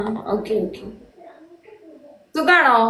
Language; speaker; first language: Malayalam; native; Malayalam